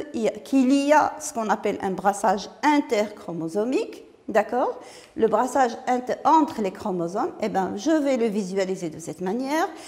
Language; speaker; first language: French; non-native, local second language; Arabic